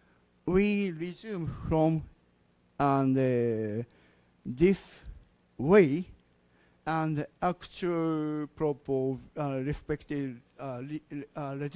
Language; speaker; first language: English; non-native, learner; Japanese